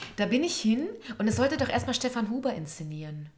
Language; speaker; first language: German; native; German